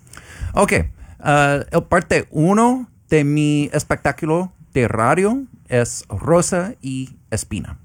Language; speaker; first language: Spanish; non-native, learner; English